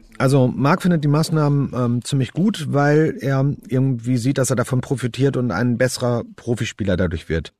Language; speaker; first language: German; native; German